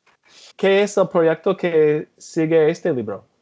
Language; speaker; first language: Spanish; non-native, fluent; English